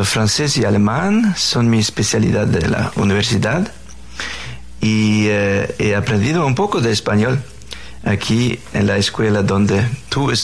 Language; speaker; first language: Spanish; non-native, fluent; Faroese